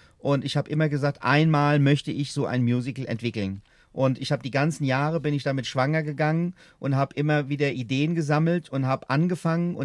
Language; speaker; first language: German; native; German